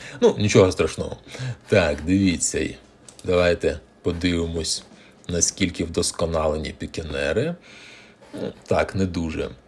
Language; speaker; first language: Ukrainian; non-native, local second language; Russian